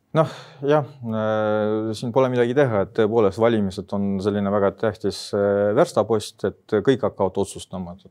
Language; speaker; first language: Estonian; non-native, local second language; Russian